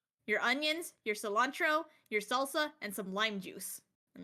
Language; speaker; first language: English; native; English